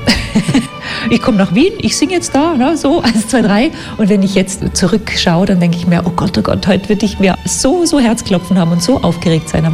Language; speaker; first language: German; native; German